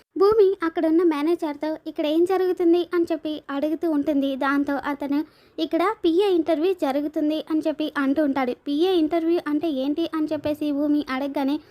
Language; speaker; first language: Telugu; native; Telugu